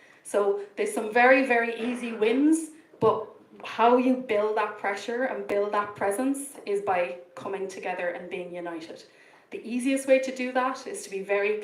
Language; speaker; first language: English; native; English